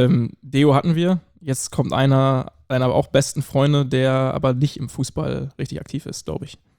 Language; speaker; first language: German; native; German